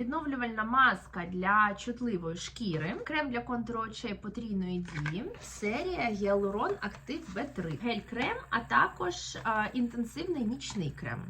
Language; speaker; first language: Ukrainian; native; Ukrainian